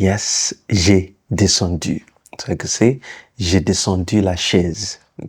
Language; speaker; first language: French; non-native, fluent; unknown